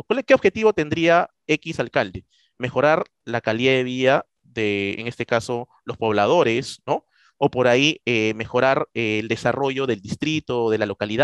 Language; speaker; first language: Spanish; native; Spanish